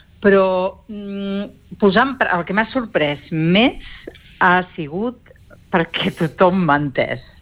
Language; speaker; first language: Catalan; native; Catalan